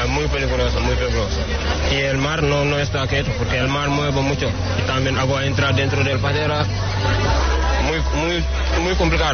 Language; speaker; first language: Spanish; non-native, learner; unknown